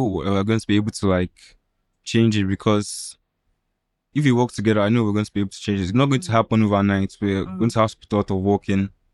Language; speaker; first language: English; non-native, local second language; Igbo